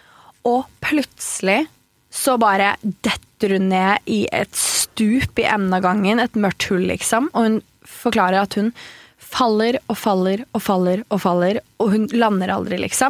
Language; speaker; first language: Norwegian; native; Norwegian